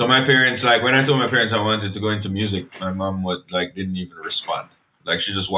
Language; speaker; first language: English; non-native, local second language; Jamaican Creole English